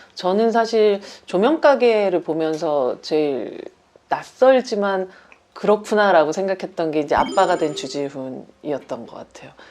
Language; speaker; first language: Korean; native; Korean